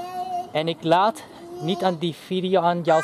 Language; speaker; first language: Dutch; non-native, local second language; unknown